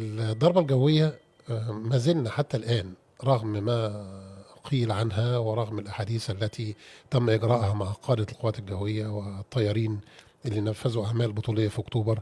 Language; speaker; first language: Arabic; native; Arabic